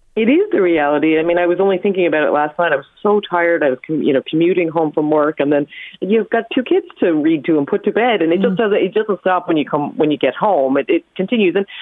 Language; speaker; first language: English; native; English